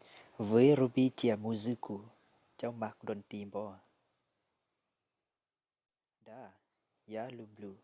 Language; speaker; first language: Russian; non-native, learner; Lao